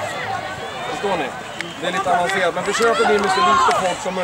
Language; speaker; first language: Swedish; native; Swedish